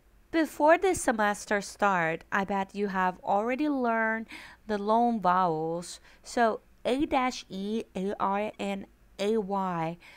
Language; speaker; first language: English; non-native, fluent; Chinese